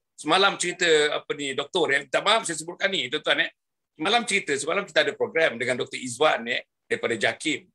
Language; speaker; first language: Malay; native; Malay